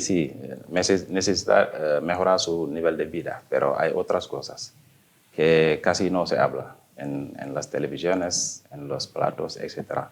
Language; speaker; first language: Spanish; non-native, fluent; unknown